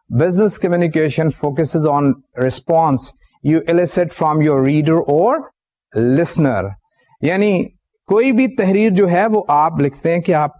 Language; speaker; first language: Urdu; native; Urdu